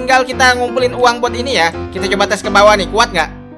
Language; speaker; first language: Indonesian; native; Indonesian